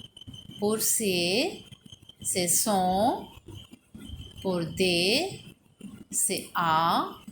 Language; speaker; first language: French; non-native, fluent; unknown